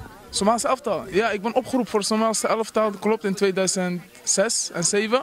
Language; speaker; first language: Dutch; early bilingual, other home language; Somali